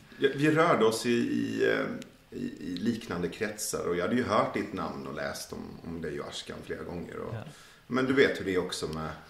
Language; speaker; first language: Swedish; early bilingual, other home language; Persian